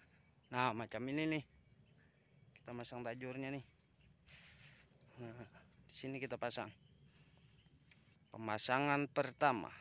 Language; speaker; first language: Indonesian; native; Indonesian